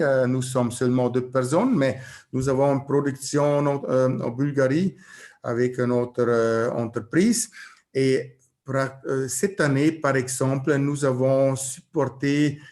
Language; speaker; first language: French; non-native, learner; German